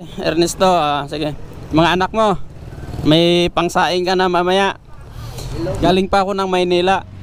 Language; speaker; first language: Filipino; non-native, local second language; Cebuano